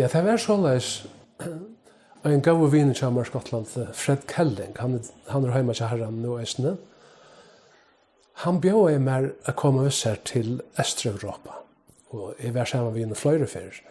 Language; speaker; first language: Danish; non-native, local second language; Faroese